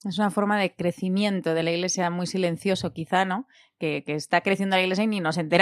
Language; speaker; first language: Spanish; native; Spanish